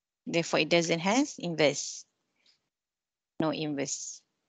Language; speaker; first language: English; non-native, local second language; Malay